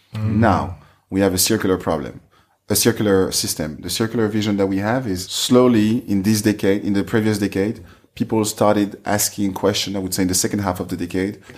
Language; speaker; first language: English; non-native, fluent; French